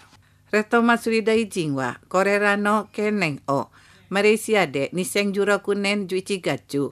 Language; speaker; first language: Japanese; non-native, fluent; Indonesian